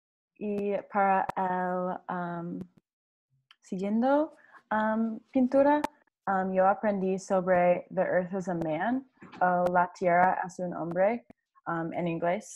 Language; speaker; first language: Spanish; non-native, learner; English